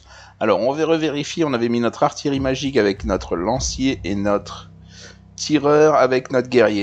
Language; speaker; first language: French; native; French